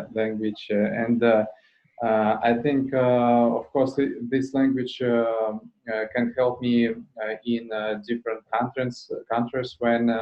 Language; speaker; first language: English; non-native, learner; Russian